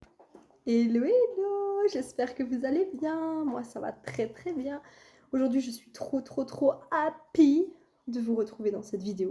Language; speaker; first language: French; native; French